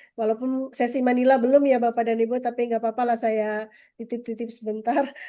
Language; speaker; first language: Indonesian; native; Indonesian